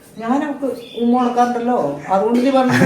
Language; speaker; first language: Malayalam; native; Malayalam